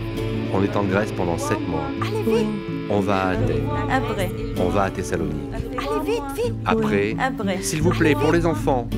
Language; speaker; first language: French; non-native, learner; Arabic